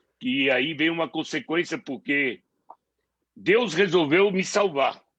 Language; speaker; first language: Portuguese; non-native, fluent; Hebrew